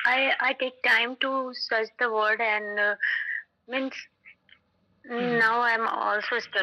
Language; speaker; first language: English; non-native, learner; Hindi